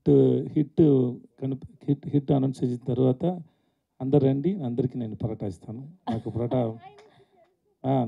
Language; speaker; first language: Telugu; non-native, learner; Tamil